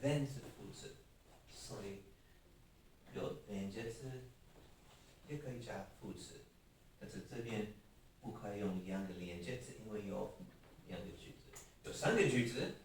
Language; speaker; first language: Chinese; non-native, fluent; English